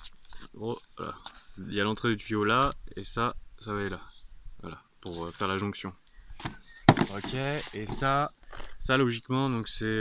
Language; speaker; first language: French; native; French